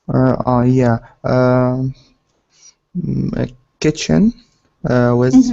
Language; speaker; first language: English; non-native, learner; Arabic